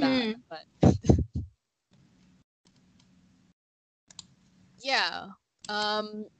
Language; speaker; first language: English; native; English